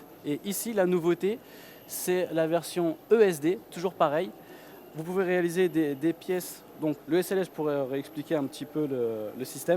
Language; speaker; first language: French; native; French